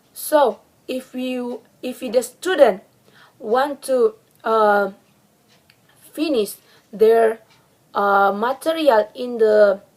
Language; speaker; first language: English; non-native, learner; Indonesian